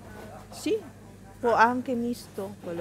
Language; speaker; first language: Italian; non-native, learner; Filipino